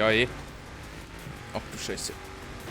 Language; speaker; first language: German; native; German